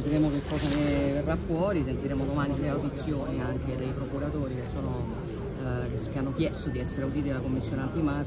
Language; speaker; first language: Italian; native; Italian